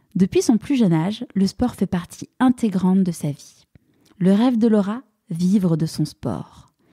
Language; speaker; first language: French; native; French